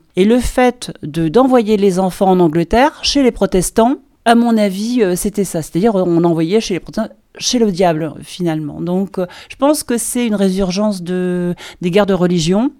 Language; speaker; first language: French; native; French